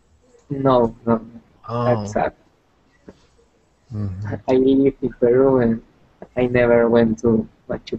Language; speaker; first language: English; non-native, learner; Spanish